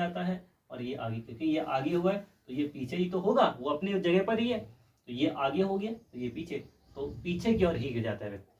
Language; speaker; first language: Hindi; native; Hindi